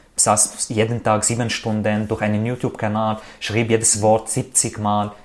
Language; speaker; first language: German; non-native, fluent; Arabic